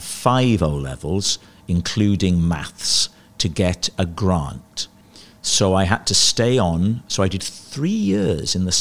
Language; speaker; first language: English; native; English